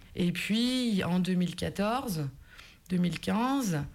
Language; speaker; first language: French; native; French